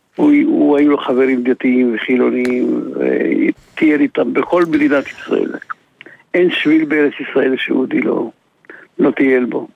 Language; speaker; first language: Hebrew; non-native, fluent; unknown